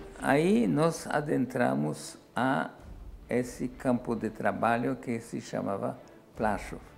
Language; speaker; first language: Portuguese; non-native, fluent; Polish